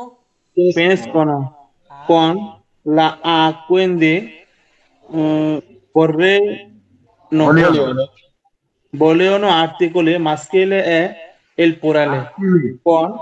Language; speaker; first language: Italian; non-native, learner; Bangla